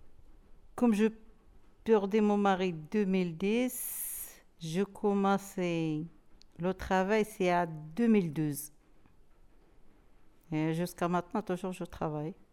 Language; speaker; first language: French; non-native, learner; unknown